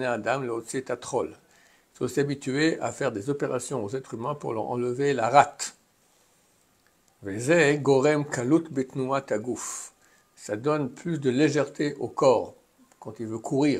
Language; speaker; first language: French; native; French